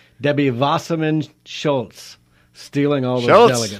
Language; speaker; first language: English; native; English